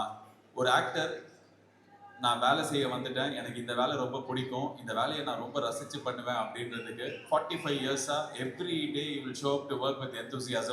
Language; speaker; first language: Tamil; native; Tamil